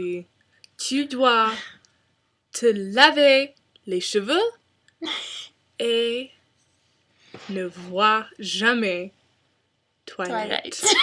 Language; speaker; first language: French; non-native, learner; English